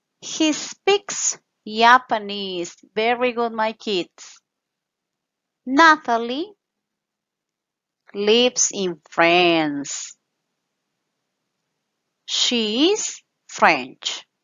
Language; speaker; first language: English; non-native, fluent; Spanish